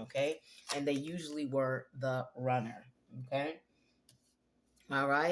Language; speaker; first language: English; native; English